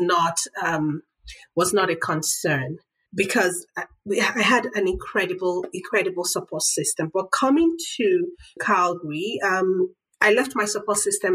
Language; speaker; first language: English; non-native, local second language; Yoruba